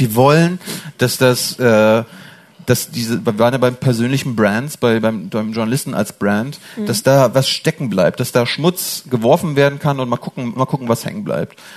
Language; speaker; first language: German; native; German